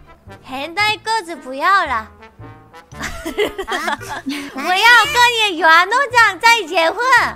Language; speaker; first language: Chinese; non-native, learner; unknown